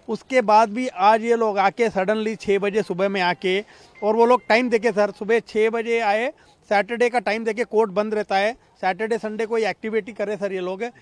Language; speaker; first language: Hindi; non-native, local second language; Urdu